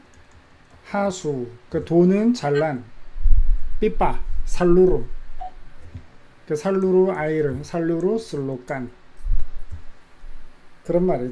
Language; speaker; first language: Korean; native; Korean